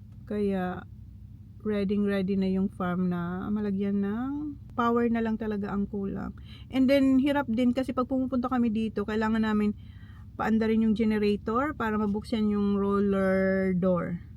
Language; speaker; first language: Filipino; native; Filipino